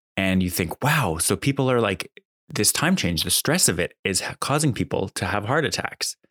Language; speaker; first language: English; native; English